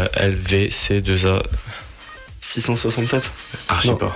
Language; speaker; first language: French; native; French